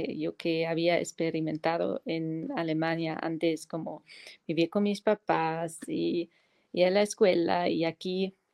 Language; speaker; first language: Spanish; non-native, fluent; German